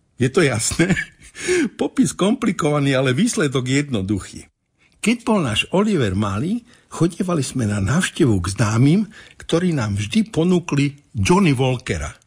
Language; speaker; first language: Slovak; native; Slovak